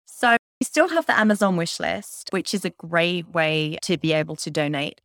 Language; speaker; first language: English; native; English